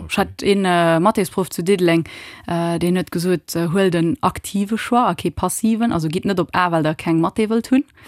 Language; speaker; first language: Luxembourgish; early bilingual, other home language; Italian